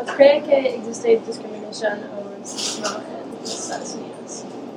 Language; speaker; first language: Spanish; non-native, learner; English